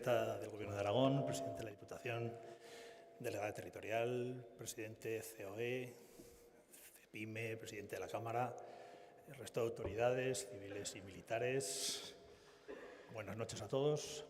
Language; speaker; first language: Spanish; native; Spanish